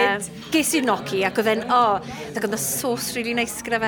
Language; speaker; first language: Welsh; native; Welsh